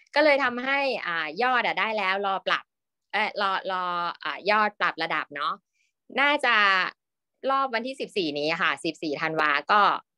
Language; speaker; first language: Thai; native; Thai